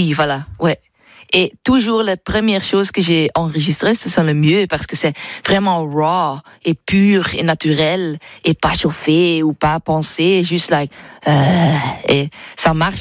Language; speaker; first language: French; non-native, learner; Dutch